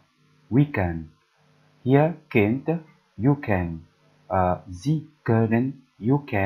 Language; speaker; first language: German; non-native, learner; English